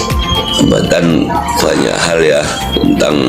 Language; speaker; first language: Indonesian; native; Indonesian